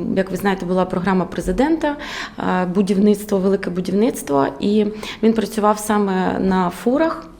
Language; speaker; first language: Ukrainian; native; Ukrainian